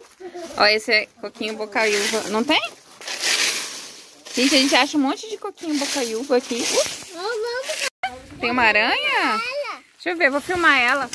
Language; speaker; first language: Portuguese; native; Portuguese